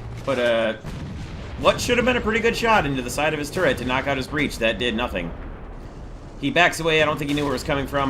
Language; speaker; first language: English; native; English